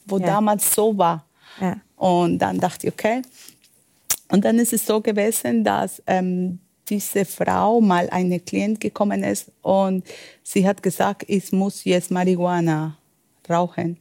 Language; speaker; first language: German; non-native, learner; Spanish